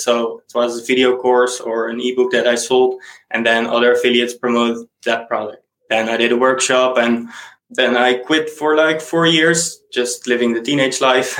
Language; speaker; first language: English; non-native, fluent; Dutch